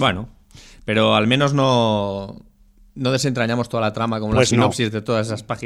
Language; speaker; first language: Spanish; native; Spanish